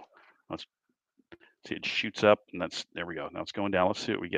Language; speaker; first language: English; native; English